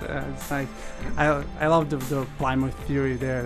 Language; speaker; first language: English; non-native, fluent; Portuguese